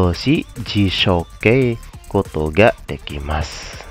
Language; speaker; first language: Japanese; non-native, fluent; Indonesian